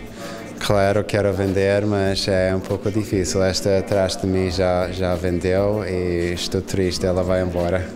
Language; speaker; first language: Portuguese; non-native, fluent; English